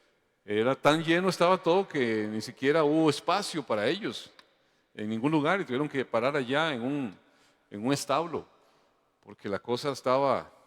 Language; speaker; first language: Spanish; native; Spanish